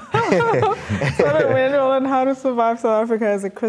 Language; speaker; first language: English; non-native, local second language; Zulu